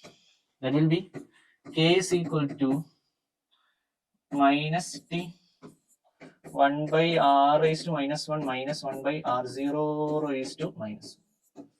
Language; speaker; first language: English; non-native, local second language; Malayalam